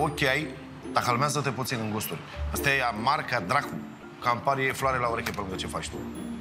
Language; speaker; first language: Romanian; native; Romanian